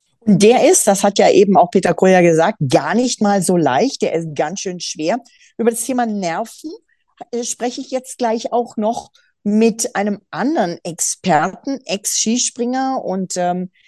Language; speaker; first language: German; native; German